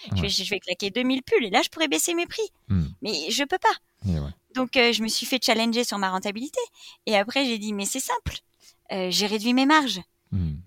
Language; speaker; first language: French; native; French